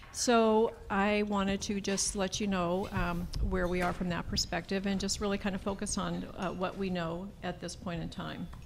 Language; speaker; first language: English; native; English